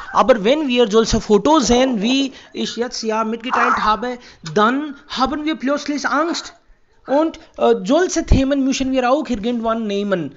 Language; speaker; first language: German; non-native, fluent; Hindi